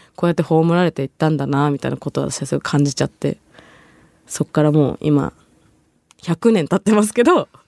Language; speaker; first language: Japanese; early bilingual, other home language; Bangla